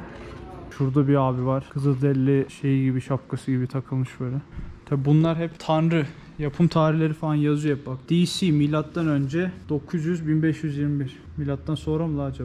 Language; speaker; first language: Turkish; native; Turkish